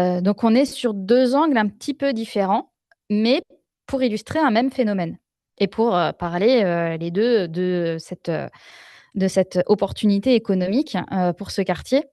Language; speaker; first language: French; native; French